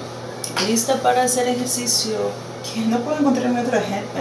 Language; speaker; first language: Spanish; early bilingual, heritage; Spanish